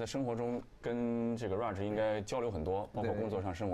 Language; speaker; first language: Chinese; native; Chinese